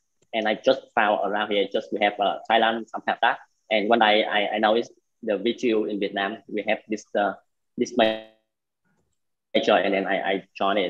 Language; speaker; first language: English; non-native, learner; Vietnamese